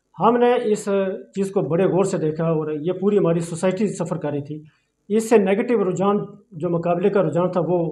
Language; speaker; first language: Urdu; non-native, local second language; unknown